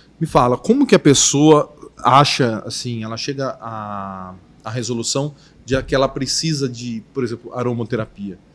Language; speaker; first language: Portuguese; native; Portuguese